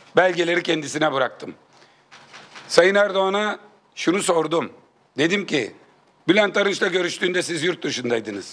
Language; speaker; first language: Turkish; native; Turkish